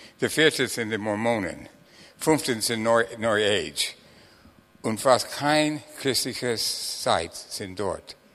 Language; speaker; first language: German; non-native, fluent; English